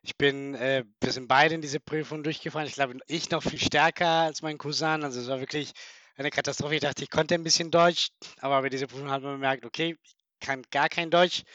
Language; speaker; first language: German; non-native, fluent; Spanish